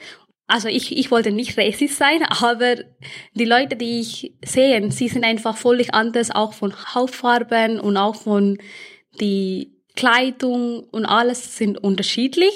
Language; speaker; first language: German; early bilingual, other home language; Tamil